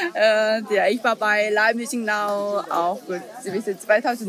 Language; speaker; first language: German; non-native, learner; Korean